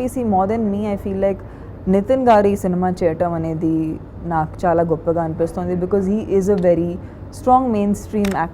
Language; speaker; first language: Telugu; non-native, fluent; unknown